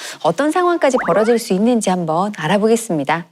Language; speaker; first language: Korean; native; Korean